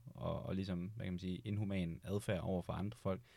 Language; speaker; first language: Danish; native; Danish